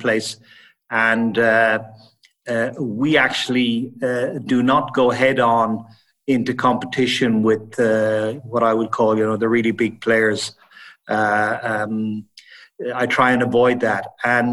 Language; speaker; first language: English; native; English